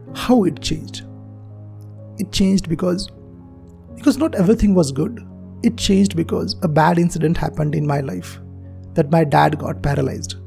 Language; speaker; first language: English; non-native, local second language; Marathi